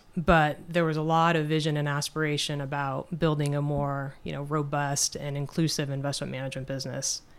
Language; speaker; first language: English; native; English